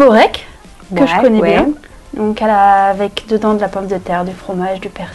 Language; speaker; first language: French; native; French